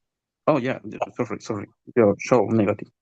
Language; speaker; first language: English; non-native, learner; Spanish